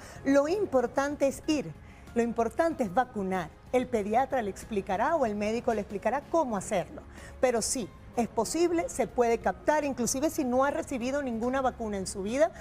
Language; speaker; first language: Spanish; native; Spanish